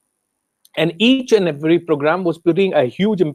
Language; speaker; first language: English; non-native, local second language; Hindi